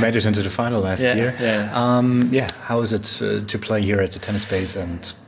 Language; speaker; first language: English; non-native, fluent; German